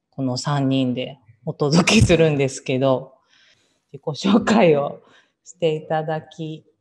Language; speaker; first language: Japanese; native; Japanese